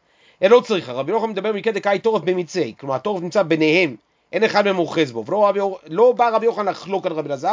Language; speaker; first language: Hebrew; native; Hebrew